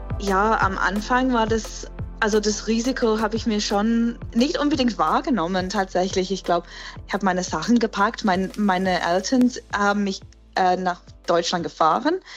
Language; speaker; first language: German; non-native, fluent; English